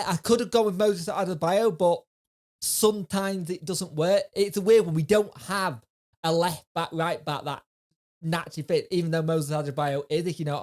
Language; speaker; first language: English; native; English